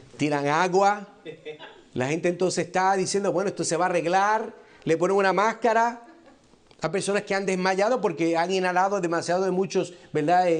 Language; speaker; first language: Spanish; early bilingual, heritage; Spanish